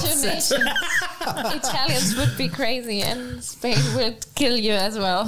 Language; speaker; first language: English; non-native, fluent; Spanish